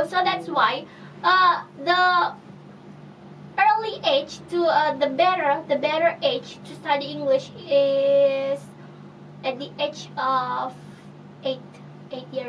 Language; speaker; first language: English; non-native, fluent; Indonesian